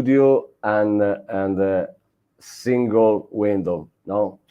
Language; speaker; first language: English; non-native, learner; Italian